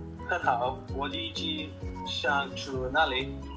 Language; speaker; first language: Chinese; non-native, learner; English